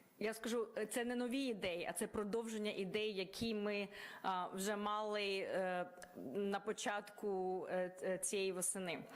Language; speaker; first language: Ukrainian; native; Ukrainian